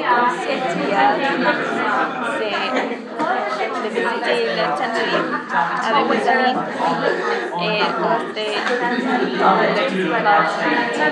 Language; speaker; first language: French; non-native, learner; English